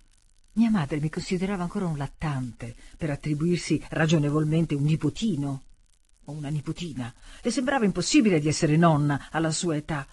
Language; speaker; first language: Italian; native; Italian